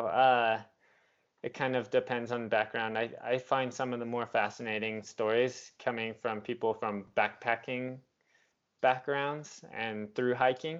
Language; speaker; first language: English; native; English